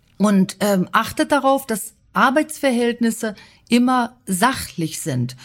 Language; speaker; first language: German; native; German